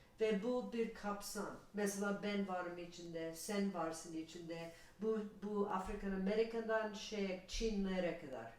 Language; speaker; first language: Turkish; non-native, learner; English